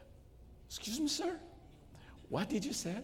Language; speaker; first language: English; non-native, fluent; Portuguese